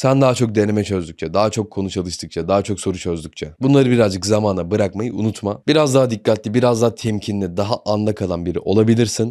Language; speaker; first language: Turkish; native; Turkish